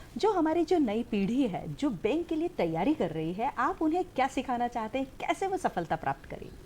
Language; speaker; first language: Hindi; native; Hindi